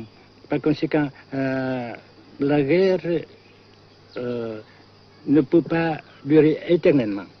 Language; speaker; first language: French; non-native, local second language; Vietnamese